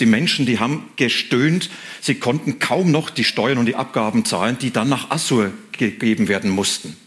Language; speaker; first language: German; native; German